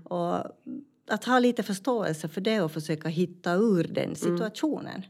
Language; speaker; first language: Swedish; non-native, fluent; Finnish